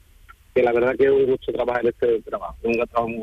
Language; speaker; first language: Spanish; native; Spanish